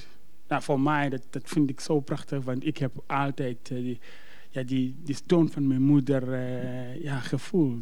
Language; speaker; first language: Dutch; non-native, fluent; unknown